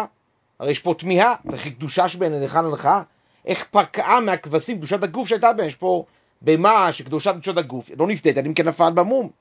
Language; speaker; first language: Hebrew; native; Hebrew